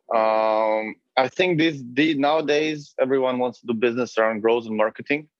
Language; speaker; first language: English; non-native, fluent; Hebrew